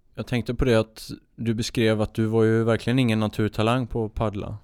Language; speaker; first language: Swedish; native; Swedish